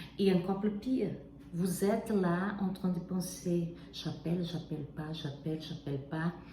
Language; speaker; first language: French; non-native, fluent; Portuguese